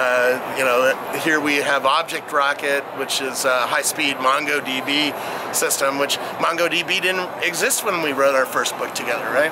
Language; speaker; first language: English; native; English